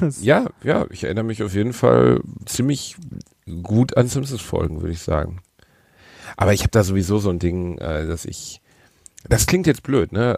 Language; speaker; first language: German; native; German